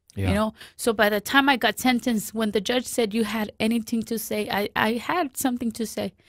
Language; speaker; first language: English; non-native, fluent; Spanish